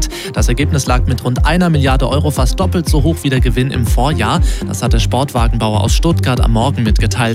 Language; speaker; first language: German; native; German